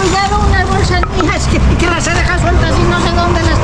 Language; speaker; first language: Spanish; native; Spanish